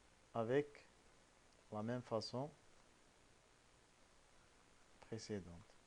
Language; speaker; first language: French; non-native, local second language; Arabic